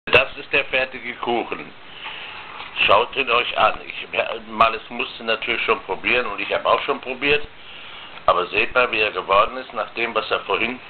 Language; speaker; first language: German; native; German